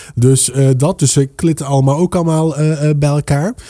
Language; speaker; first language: Dutch; early bilingual, other home language; Papiamento